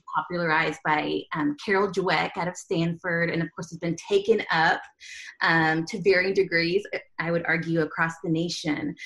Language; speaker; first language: English; early bilingual, other home language; Spanish